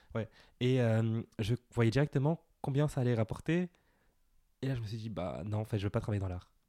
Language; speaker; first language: French; native; French